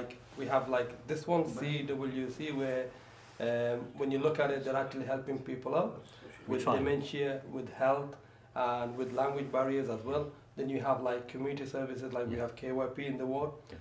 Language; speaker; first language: English; native; English